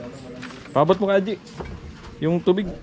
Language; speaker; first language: Filipino; native; Filipino